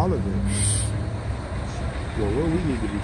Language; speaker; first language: English; native; English